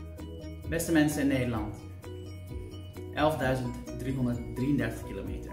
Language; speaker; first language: Dutch; non-native, learner; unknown